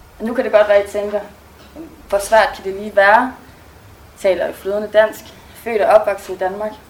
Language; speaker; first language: Danish; non-native, local second language; German